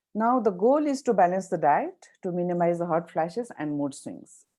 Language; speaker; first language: English; non-native, local second language; Nepali